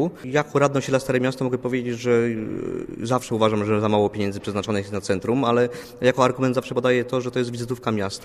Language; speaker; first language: Polish; native; Polish